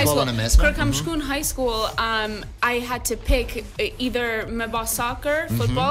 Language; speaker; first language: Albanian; early bilingual, heritage; Albanian